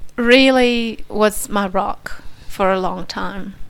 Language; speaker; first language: English; non-native, fluent; Polish